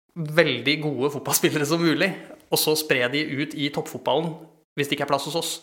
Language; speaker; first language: Norwegian; native; Norwegian